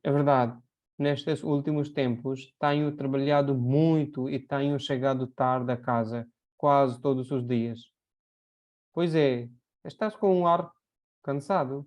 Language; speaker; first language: Portuguese; non-native, fluent; Hindi